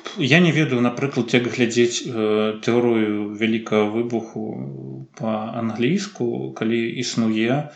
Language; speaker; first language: Belarusian; native; Belarusian